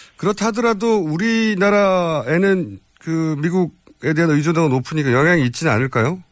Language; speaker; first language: Korean; native; Korean